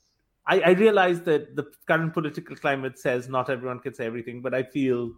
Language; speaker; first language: English; non-native, local second language; Bangla